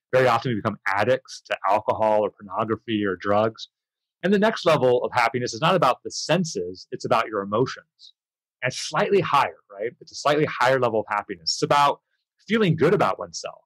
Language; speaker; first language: English; early bilingual, other home language; Spanish